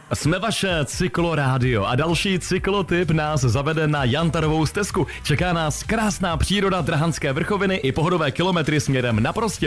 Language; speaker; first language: Czech; native; Czech